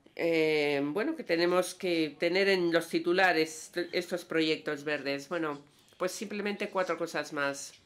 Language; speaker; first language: Spanish; non-native, fluent; Danish